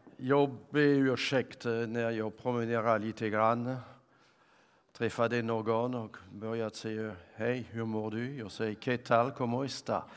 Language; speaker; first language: Swedish; non-native, fluent; French